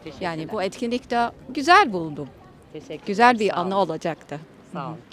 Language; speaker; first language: Turkish; non-native, fluent; Chinese